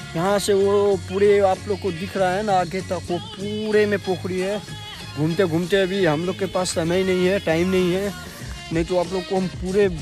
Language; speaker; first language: Hindi; non-native, local second language; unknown